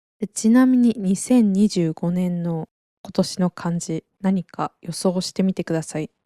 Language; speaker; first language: Japanese; native; Japanese